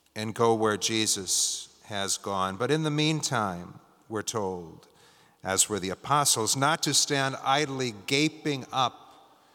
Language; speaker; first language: English; native; English